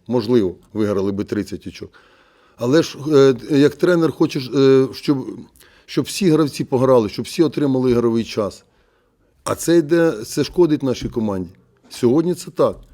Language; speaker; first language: Ukrainian; native; Ukrainian